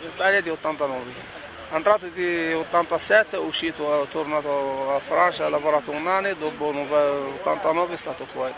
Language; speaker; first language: Italian; non-native, learner; Arabic